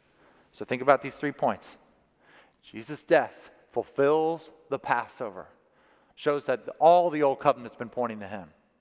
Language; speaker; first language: English; native; English